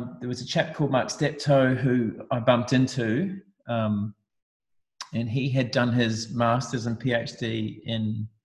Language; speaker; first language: English; native; English